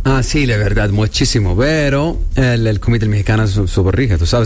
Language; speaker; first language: Spanish; non-native, learner; Arabic